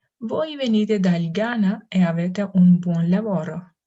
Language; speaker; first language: Italian; non-native, fluent; Turkish